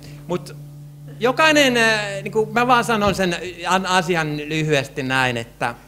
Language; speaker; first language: Finnish; native; Finnish